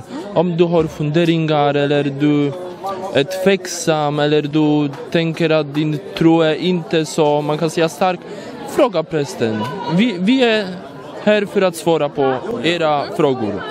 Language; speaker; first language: Swedish; non-native, fluent; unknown